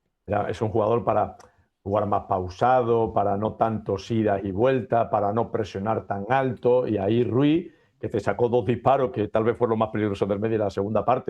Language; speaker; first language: Spanish; native; Spanish